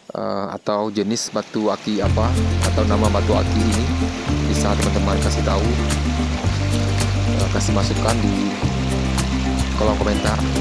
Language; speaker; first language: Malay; non-native, local second language; Achinese